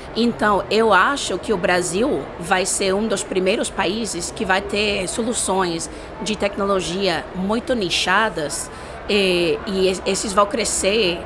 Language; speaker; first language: Portuguese; non-native, fluent; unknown